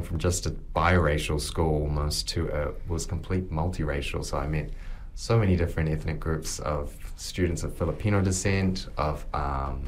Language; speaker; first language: English; native; English